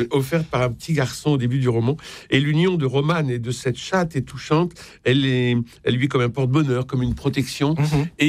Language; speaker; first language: French; native; French